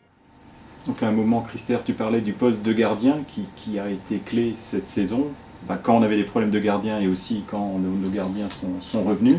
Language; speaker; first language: French; native; French